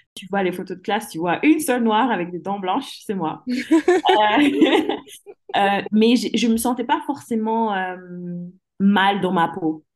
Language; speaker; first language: French; early bilingual, other home language; English